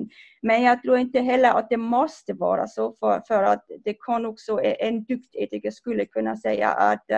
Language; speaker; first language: Swedish; non-native, fluent; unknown